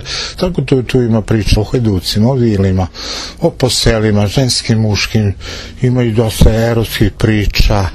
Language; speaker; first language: Serbian; native; Serbian